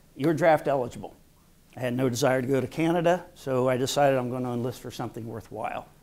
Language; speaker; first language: English; native; English